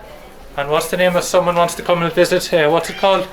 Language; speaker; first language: English; native; English